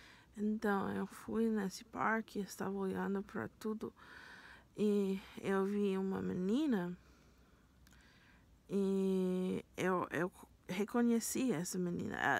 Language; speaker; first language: Portuguese; non-native, learner; English